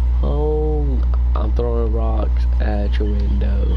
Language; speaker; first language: English; native; English